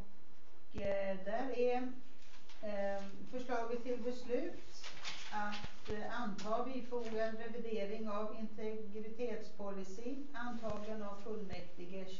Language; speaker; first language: Swedish; native; Swedish